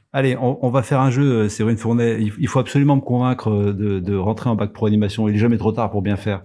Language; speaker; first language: French; native; French